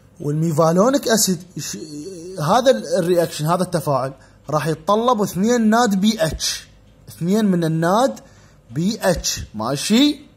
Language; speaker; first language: Arabic; native; Arabic